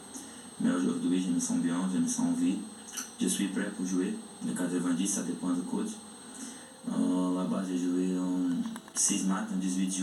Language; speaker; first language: French; non-native, learner; Portuguese